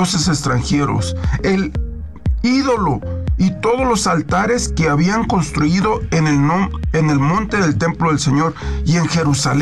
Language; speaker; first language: Spanish; native; Spanish